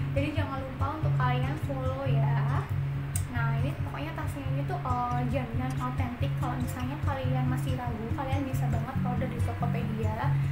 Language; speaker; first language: Indonesian; non-native, local second language; Javanese